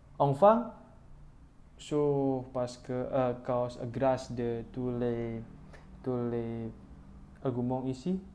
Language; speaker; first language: French; non-native, learner; Indonesian